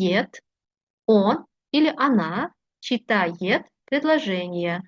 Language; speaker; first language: Russian; non-native, fluent; Uzbek